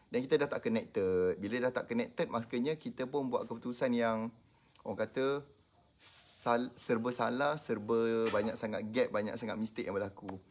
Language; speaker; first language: Malay; native; Malay